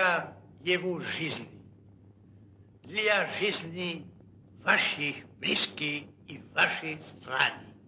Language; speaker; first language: Russian; non-native, learner; French